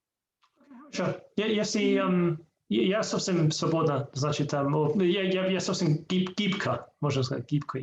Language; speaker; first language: Russian; non-native, learner; English